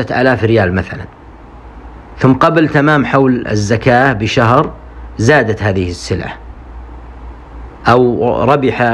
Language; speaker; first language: Arabic; native; Arabic